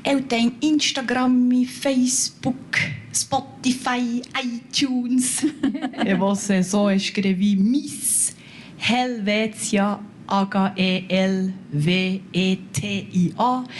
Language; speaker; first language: Portuguese; non-native, learner; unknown